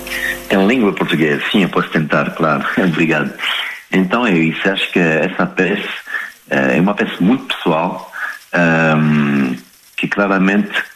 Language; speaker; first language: Portuguese; non-native, fluent; French